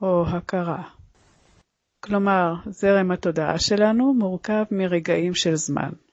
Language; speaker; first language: Hebrew; native; Hebrew